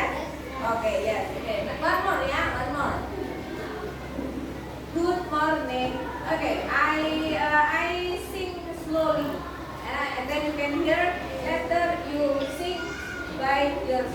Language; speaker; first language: English; non-native, learner; Indonesian